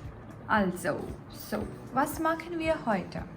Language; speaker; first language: German; non-native, fluent; Gujarati